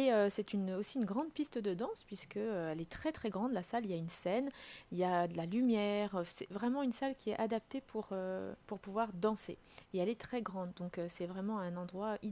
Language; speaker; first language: French; native; French